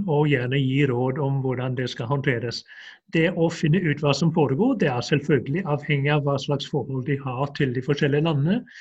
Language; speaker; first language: Norwegian; non-native, fluent; English